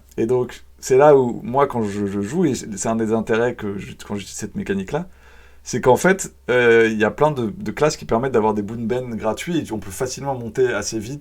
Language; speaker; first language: French; native; French